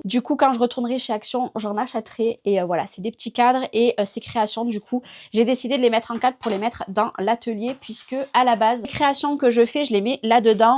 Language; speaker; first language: French; native; French